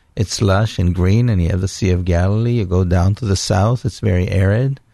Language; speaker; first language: English; non-native, fluent; Hebrew